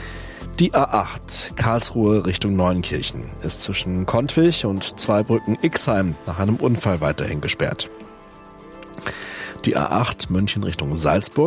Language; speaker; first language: German; native; German